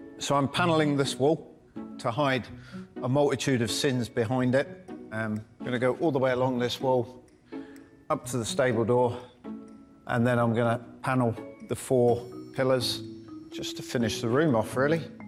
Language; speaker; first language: English; native; English